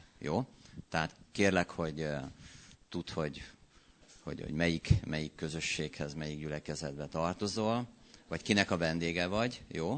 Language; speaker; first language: Hungarian; native; Hungarian